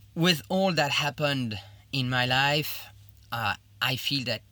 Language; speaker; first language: English; non-native, fluent; French